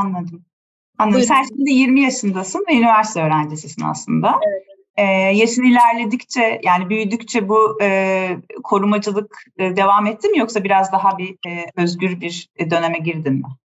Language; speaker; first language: Turkish; native; Turkish